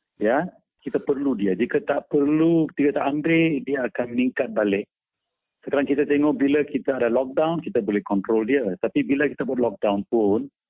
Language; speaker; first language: Malay; non-native, local second language; Tamil